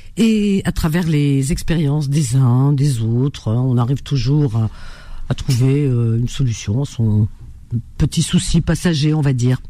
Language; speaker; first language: French; native; French